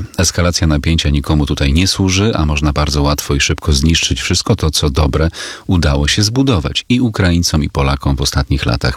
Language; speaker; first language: Polish; native; Polish